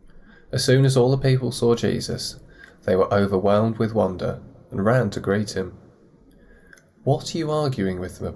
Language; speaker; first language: English; native; English